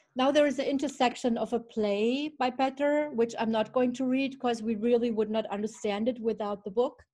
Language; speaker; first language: English; early bilingual, other home language; Czech